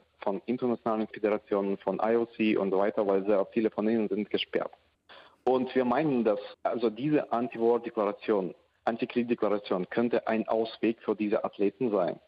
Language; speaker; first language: German; non-native, fluent; Russian